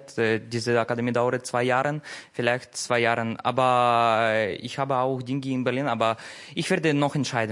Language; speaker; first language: German; non-native, learner; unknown